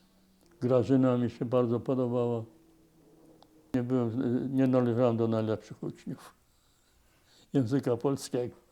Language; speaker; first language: Polish; non-native, local second language; Yiddish